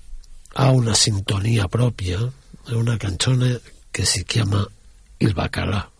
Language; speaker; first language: Italian; non-native, fluent; Catalan